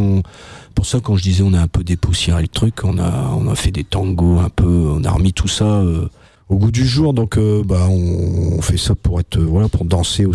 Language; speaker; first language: French; native; French